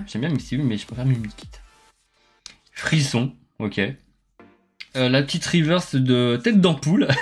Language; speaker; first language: French; native; French